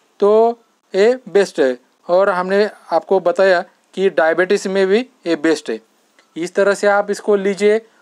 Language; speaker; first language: Hindi; non-native, local second language; Marathi